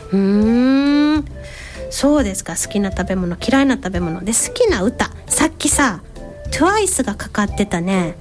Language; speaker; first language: Japanese; native; Japanese